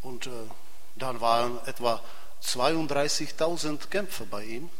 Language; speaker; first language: German; non-native, fluent; Czech